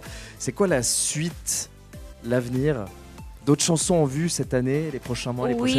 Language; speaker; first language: French; native; French